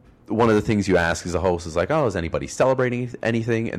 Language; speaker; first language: English; native; English